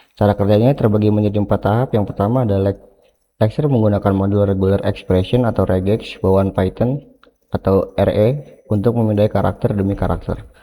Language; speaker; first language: Indonesian; non-native, local second language; Sundanese